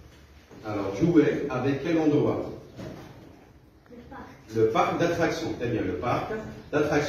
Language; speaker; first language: French; non-native, local second language; Arabic